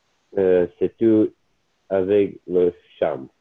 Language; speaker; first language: French; non-native, learner; Italian